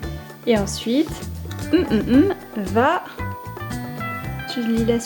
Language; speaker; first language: French; native; French